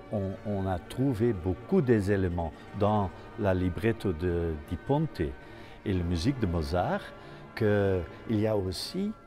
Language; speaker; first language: French; non-native, fluent; Dutch